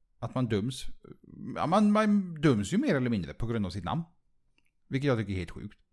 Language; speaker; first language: Swedish; early bilingual, other home language; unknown